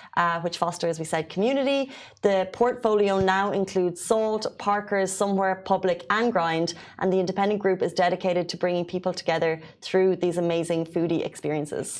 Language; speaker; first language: English; native; English